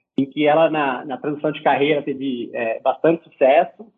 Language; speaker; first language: Portuguese; native; Portuguese